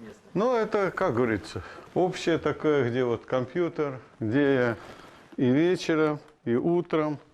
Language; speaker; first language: Russian; native; Russian